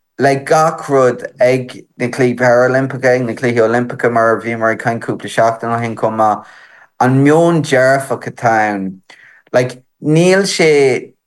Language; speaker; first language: Irish; non-native, local second language; English